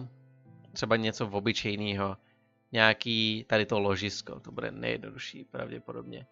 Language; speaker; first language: Czech; native; Czech